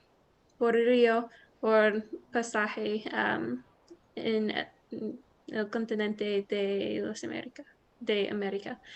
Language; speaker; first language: Spanish; non-native, learner; English